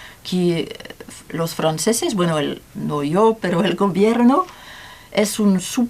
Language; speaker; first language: Spanish; non-native, learner; French